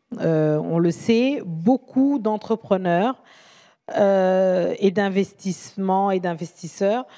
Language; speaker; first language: French; native; French